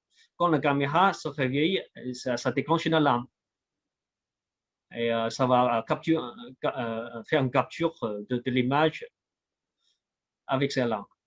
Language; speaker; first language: French; non-native, fluent; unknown